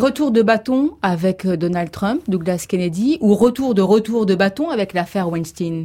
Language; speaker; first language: French; native; French